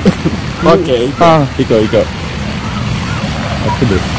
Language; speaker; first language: Japanese; non-native, learner; Portuguese